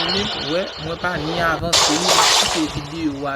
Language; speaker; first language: French; non-native, learner; Haitian Creole